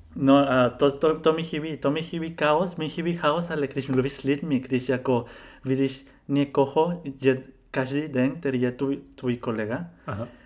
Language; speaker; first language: Czech; non-native, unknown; Spanish